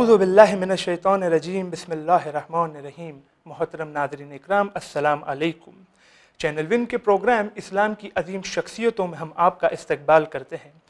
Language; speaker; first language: Urdu; native; Urdu